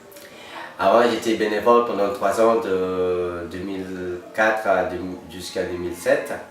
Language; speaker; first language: French; non-native, fluent; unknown